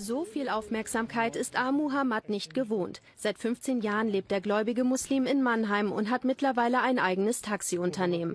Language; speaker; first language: German; native; German